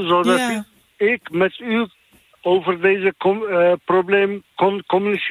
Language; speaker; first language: Dutch; non-native, fluent; Turkish